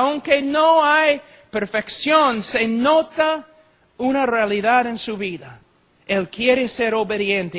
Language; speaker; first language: Spanish; non-native, fluent; English